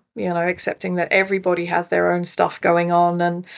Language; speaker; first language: English; native; English